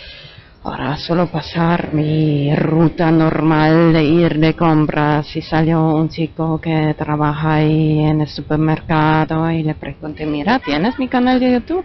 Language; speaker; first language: Spanish; non-native, learner; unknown